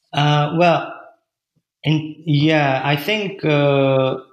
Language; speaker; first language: English; non-native, fluent; Czech